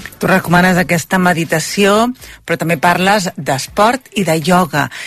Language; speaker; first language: Catalan; native; Catalan